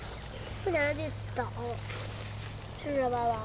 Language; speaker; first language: Chinese; native; Chinese